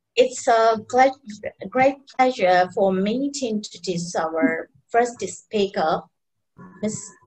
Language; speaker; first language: English; non-native, local second language; Bangla